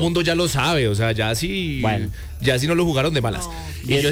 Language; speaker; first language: Spanish; native; Spanish